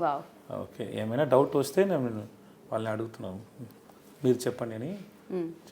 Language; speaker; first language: Telugu; non-native, learner; Tamil